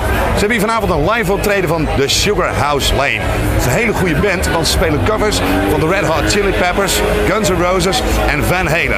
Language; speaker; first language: Dutch; native; Dutch